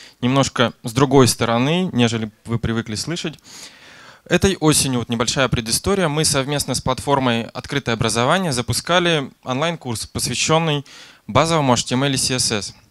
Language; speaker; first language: Russian; native; Russian